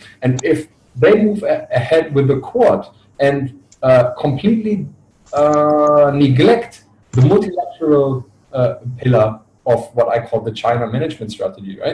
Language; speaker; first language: English; non-native, fluent; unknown